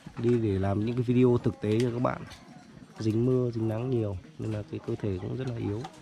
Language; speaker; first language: Vietnamese; native; Vietnamese